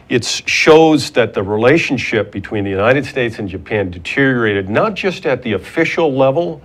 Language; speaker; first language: English; native; English